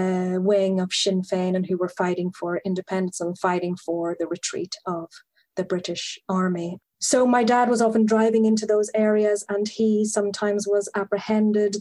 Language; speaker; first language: English; native; English